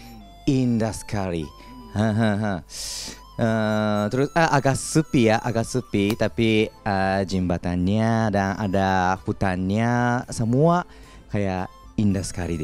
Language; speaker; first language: Indonesian; non-native, fluent; Japanese